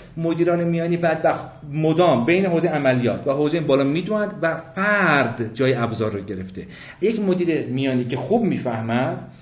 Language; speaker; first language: Persian; early bilingual, other home language; English